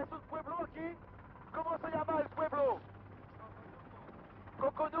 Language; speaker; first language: Spanish; non-native, learner; French